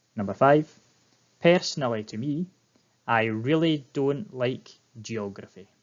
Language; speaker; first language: English; native; English